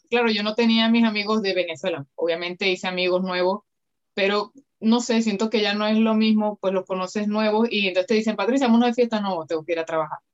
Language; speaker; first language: Spanish; native; Spanish